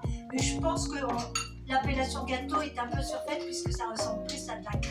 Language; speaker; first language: French; native; French